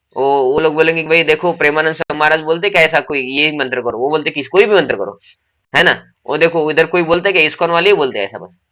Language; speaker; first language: Hindi; non-native, local second language; Marathi